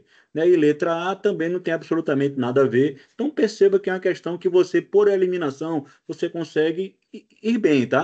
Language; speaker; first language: Portuguese; native; Portuguese